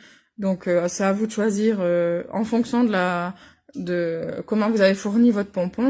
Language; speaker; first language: French; native; French